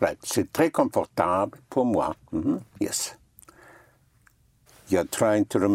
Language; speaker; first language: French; non-native, fluent; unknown